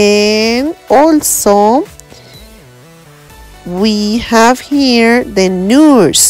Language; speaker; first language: English; non-native, learner; Spanish